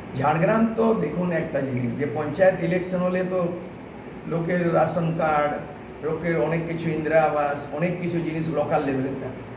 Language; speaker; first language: Bangla; non-native, local second language; Santali